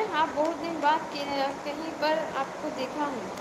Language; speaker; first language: Hindi; non-native, local second language; Bangla